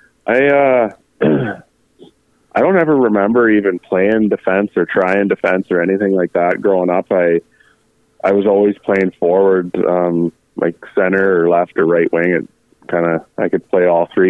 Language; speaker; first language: English; native; English